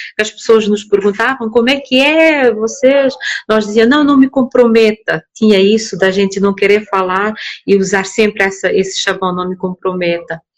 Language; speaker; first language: Portuguese; non-native, local second language; Kabuverdianu